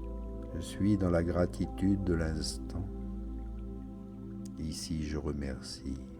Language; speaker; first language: French; native; French